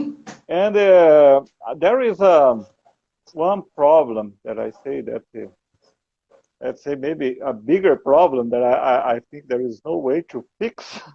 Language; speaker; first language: English; non-native, learner; Portuguese